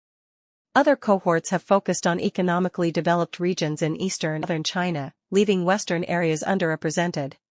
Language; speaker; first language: English; non-native, fluent; Chinese